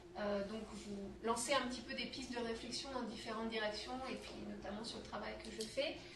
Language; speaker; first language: French; native; French